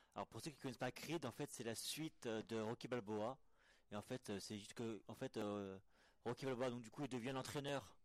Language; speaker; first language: French; native; French